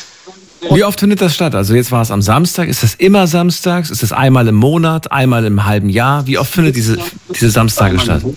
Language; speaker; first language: German; native; German